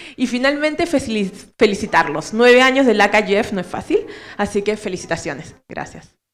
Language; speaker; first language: Spanish; native; Spanish